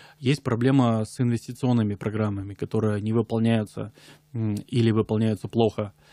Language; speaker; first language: Russian; native; Russian